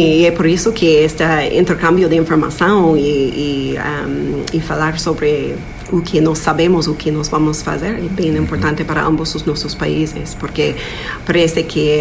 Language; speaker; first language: Portuguese; non-native, fluent; English